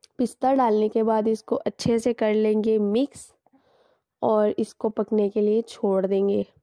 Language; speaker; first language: Hindi; native; Hindi